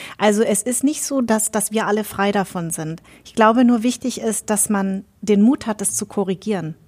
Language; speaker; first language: German; early bilingual, other home language; Vietnamese